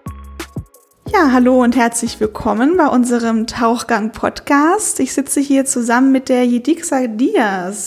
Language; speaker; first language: German; native; German